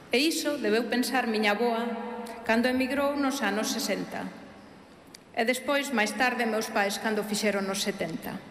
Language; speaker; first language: Galician; early bilingual, heritage; Galician